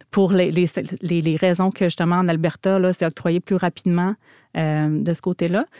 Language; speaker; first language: French; native; French